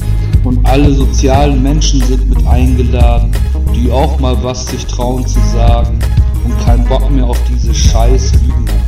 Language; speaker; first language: German; native; German